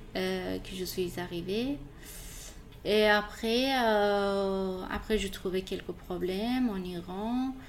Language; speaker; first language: French; non-native, learner; Persian